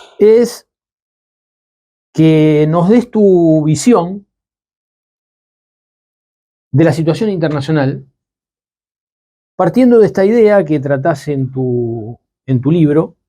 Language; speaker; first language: Spanish; native; Spanish